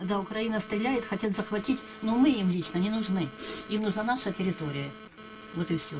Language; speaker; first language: Russian; native; Russian